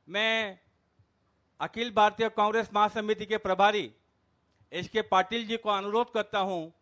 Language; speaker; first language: Hindi; non-native, local second language; Marathi